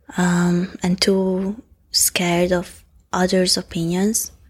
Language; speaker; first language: English; non-native, fluent; Hungarian